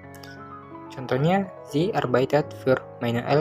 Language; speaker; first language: German; non-native, learner; Indonesian